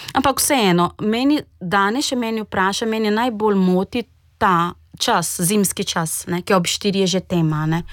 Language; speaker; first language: Slovenian; non-native, fluent; Portuguese